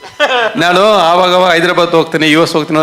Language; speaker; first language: Kannada; non-native, learner; Tamil